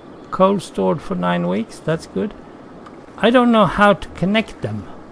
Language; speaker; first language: English; non-native, fluent; Swedish